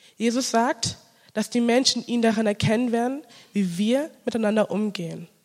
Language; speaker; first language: German; early bilingual, other home language; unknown